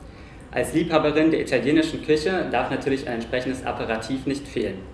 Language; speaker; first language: German; native; German